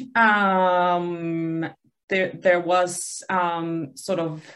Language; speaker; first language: English; early bilingual, other home language; Spanish